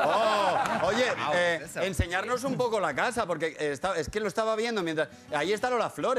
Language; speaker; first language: Spanish; native; Spanish